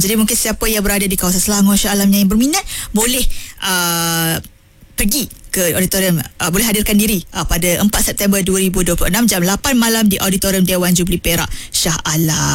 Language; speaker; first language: Malay; native; Malay